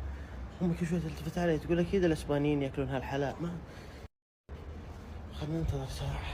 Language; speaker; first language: Arabic; native; Arabic